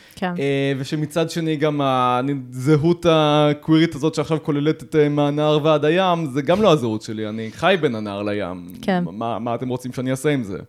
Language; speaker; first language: Hebrew; native; Hebrew